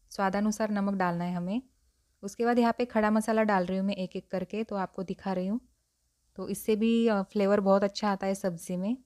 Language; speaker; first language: Hindi; non-native, local second language; Marathi